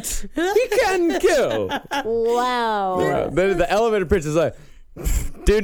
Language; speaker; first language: English; native; English